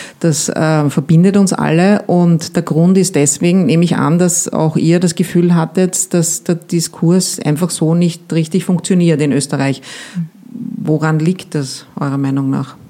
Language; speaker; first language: German; native; German